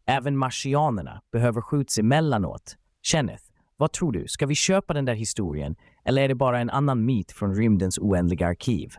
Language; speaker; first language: Swedish; native; Swedish